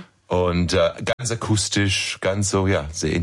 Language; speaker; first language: German; non-native, learner; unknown